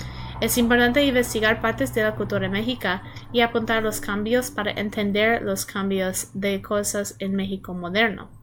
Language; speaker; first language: Spanish; non-native, learner; English